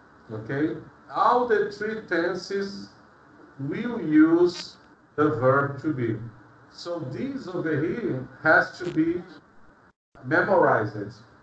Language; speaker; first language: English; non-native, fluent; Portuguese